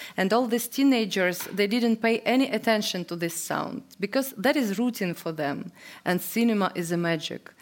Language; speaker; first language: English; non-native, fluent; Ukrainian